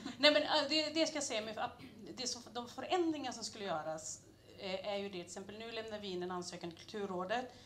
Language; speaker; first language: Swedish; native; Swedish